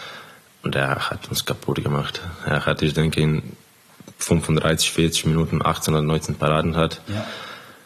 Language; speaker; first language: German; non-native, fluent; Croatian